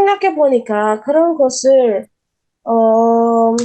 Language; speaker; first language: Korean; non-native, learner; Indonesian